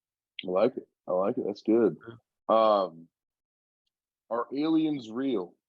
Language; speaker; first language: English; native; English